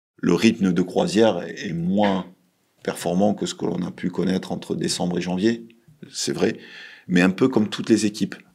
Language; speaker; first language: French; native; French